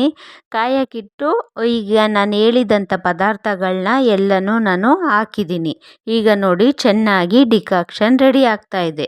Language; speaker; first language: Kannada; native; Kannada